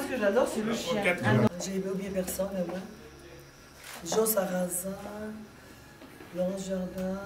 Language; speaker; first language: French; native; French